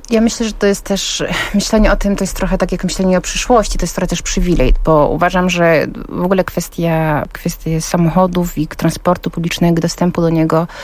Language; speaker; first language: Polish; native; Polish